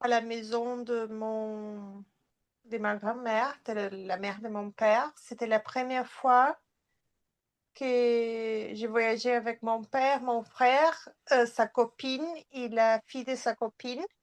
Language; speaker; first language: French; non-native, fluent; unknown